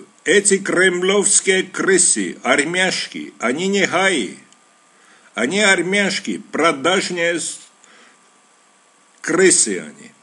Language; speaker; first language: Russian; non-native, local second language; Armenian